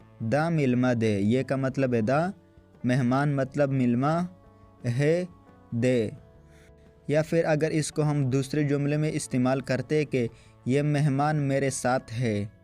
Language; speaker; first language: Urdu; non-native, local second language; Pashto